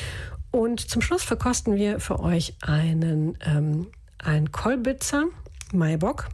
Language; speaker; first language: German; native; German